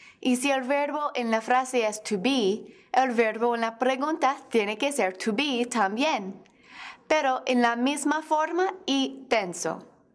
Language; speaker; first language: Spanish; non-native, fluent; English